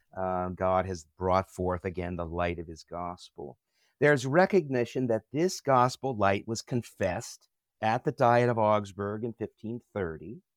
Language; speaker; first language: English; native; English